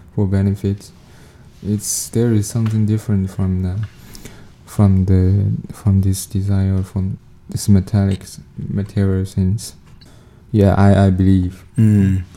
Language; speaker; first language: English; non-native, learner; Chinese